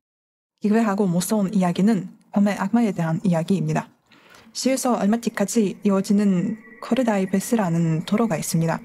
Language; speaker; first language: Korean; non-native, fluent; Kazakh